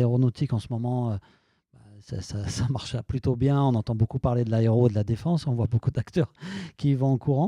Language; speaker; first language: French; native; French